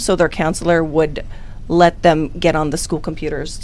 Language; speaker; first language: English; non-native, local second language; Filipino